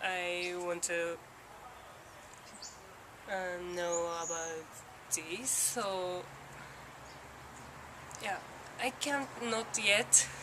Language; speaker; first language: English; non-native, learner; Japanese